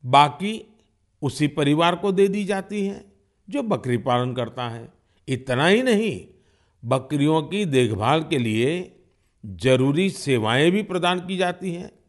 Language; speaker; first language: Hindi; non-native, local second language; Gujarati